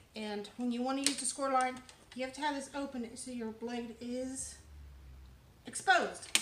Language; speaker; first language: English; native; English